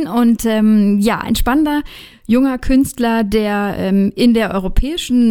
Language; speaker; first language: German; native; German